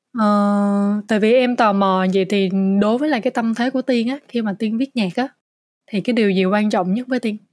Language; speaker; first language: Vietnamese; native; Vietnamese